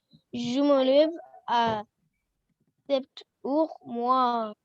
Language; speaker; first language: French; non-native, learner; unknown